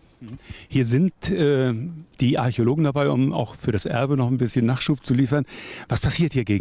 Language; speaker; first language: German; native; German